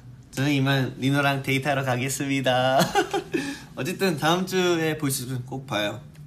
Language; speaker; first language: Korean; early bilingual, heritage; Korean